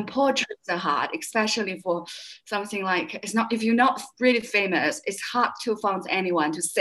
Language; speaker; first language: English; non-native, fluent; Chinese